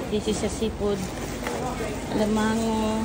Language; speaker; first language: English; non-native, learner; Filipino